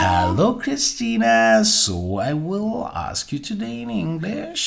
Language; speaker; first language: English; non-native, learner; German